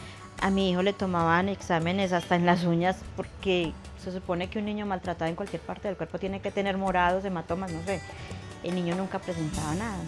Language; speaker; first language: Spanish; native; Spanish